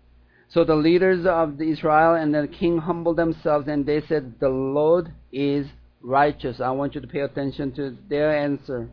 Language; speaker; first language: English; non-native, fluent; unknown